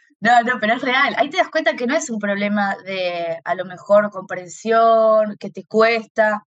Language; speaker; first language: Spanish; native; Spanish